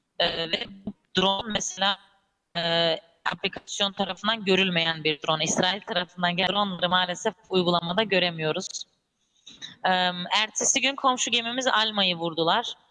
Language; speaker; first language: Turkish; early bilingual, heritage; Turkish